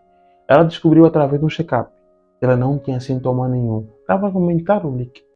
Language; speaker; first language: Portuguese; native; Portuguese